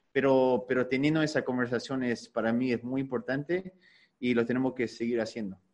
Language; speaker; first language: Spanish; early bilingual, heritage; Spanish